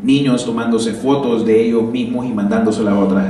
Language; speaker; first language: Spanish; native; Spanish